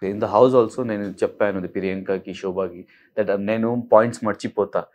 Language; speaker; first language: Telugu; non-native, learner; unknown